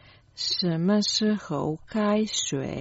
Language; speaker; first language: Chinese; non-native, learner; Croatian